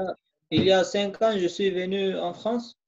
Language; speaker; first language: French; non-native, learner; Kurdish